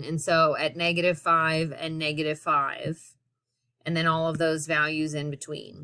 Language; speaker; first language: English; native; English